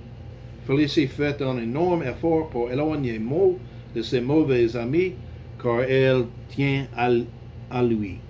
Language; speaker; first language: French; non-native, learner; English